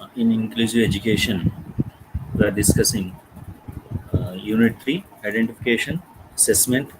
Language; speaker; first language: English; non-native, local second language; Telugu